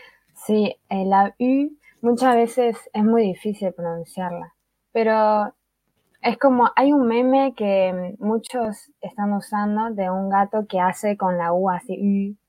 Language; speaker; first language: Spanish; early bilingual, other home language; Chinese